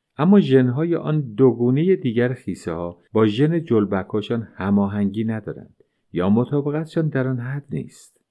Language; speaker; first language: Persian; native; Persian